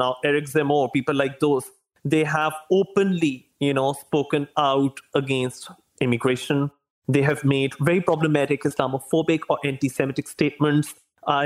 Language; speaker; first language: English; non-native, local second language; Urdu